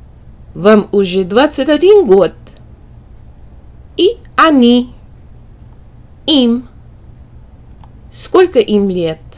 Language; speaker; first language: Russian; non-native, fluent; English